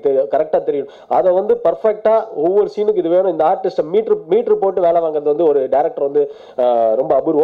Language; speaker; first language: Tamil; native; Tamil